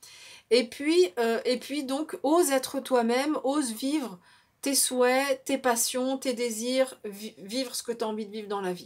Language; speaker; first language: French; native; French